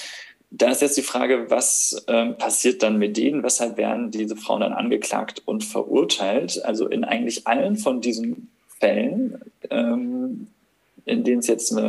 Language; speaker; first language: German; native; German